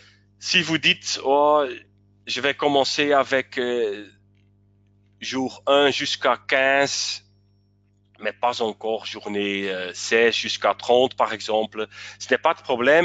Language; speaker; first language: French; non-native, local second language; Dutch